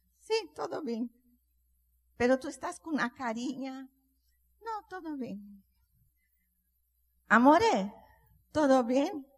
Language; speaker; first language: Spanish; non-native, learner; Portuguese